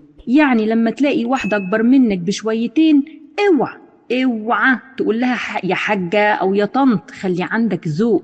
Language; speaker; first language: Arabic; native; Arabic